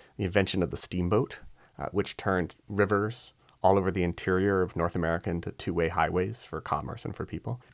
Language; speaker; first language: English; native; English